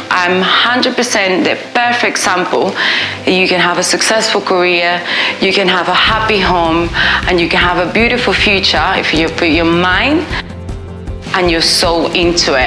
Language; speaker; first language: English; non-native, fluent; Spanish